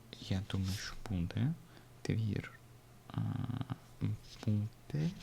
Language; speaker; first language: Ukrainian; non-native, learner; Russian